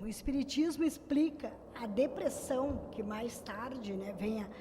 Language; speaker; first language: Portuguese; native; Portuguese